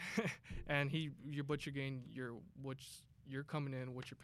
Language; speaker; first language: English; native; English